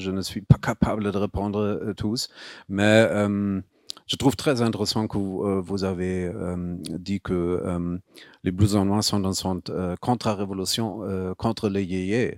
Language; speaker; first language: French; non-native, fluent; German